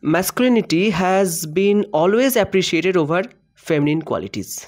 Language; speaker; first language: English; non-native, local second language; Bangla